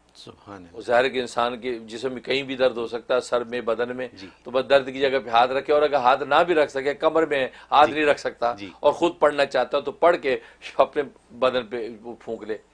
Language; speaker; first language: Hindi; non-native, local second language; Kashmiri